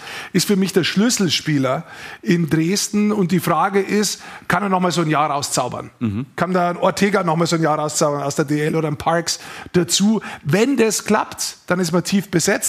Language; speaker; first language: German; native; German